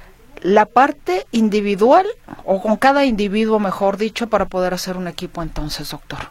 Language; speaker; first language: Spanish; native; Spanish